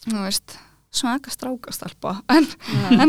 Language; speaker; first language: Icelandic; early bilingual, other home language; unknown